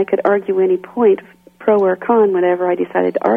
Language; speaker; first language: English; native; English